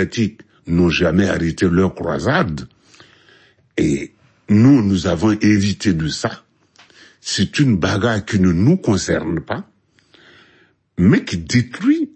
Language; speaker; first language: French; non-native, local second language; Mossi